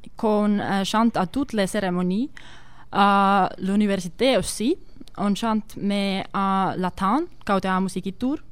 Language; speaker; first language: French; non-native, learner; Estonian